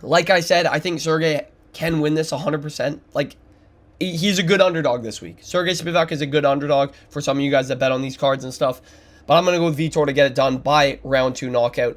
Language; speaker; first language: English; native; English